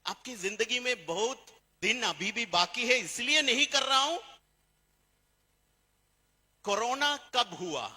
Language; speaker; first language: Hindi; non-native, fluent; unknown